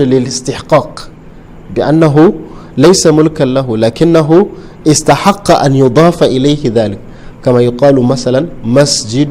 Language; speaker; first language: Arabic; non-native, fluent; Hausa